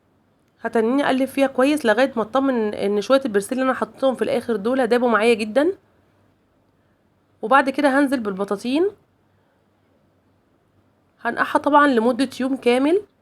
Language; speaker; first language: Arabic; native; Arabic